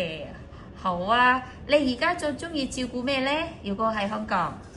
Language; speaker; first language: Cantonese; native; Cantonese